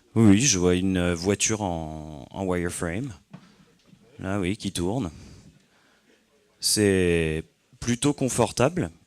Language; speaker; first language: French; native; French